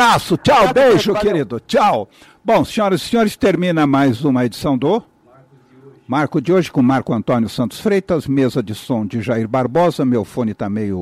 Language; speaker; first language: Portuguese; native; Portuguese